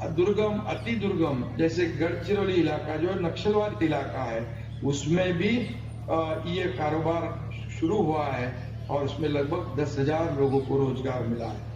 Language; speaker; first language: Hindi; non-native, local second language; Marathi